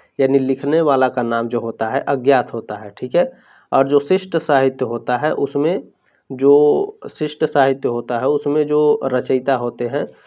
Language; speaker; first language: Hindi; native; Hindi